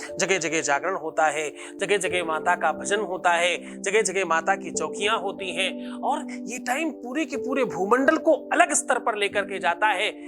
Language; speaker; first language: Hindi; native; Hindi